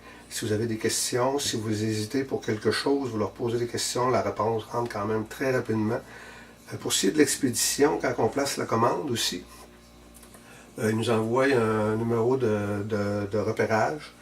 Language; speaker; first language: French; native; French